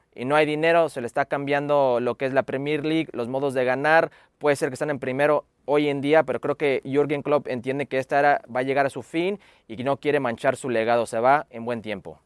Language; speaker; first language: Spanish; early bilingual, heritage; Spanish